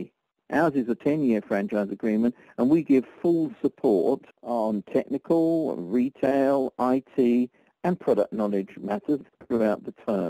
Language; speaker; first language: English; native; English